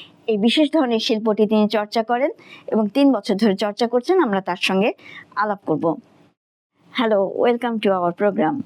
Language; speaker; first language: Bangla; native; Bangla